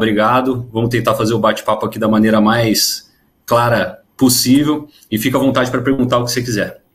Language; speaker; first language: Portuguese; native; Portuguese